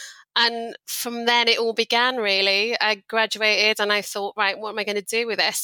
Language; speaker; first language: English; native; English